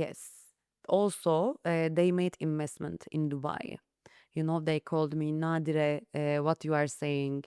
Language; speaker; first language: English; non-native, learner; Turkish